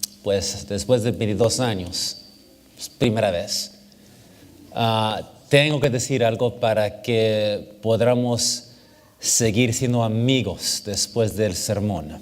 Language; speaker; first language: Spanish; early bilingual, heritage; English